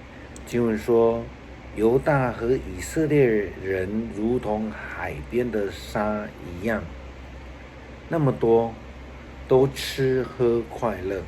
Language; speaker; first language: Chinese; native; Chinese